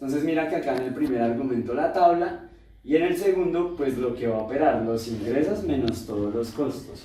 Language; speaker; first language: Spanish; native; Spanish